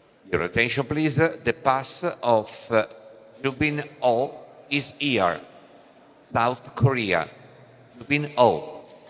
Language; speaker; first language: English; non-native, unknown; Italian